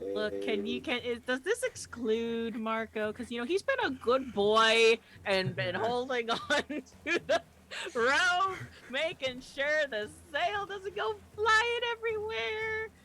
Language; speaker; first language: English; native; English